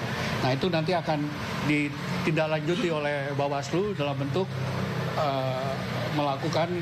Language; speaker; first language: Indonesian; native; Indonesian